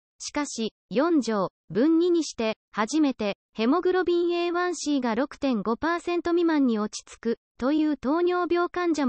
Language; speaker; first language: Japanese; native; Japanese